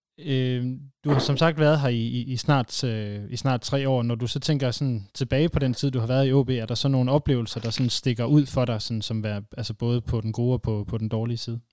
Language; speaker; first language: Danish; native; Danish